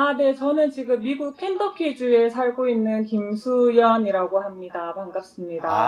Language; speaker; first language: Korean; native; Korean